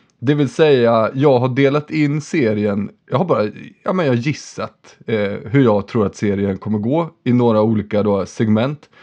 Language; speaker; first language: Swedish; native; Swedish